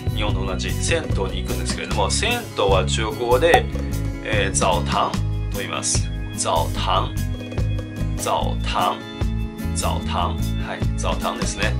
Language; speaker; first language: Japanese; non-native, fluent; Chinese